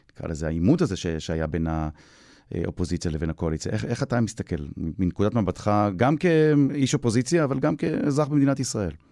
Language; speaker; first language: Hebrew; native; Hebrew